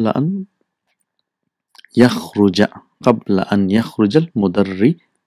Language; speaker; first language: Arabic; non-native, fluent; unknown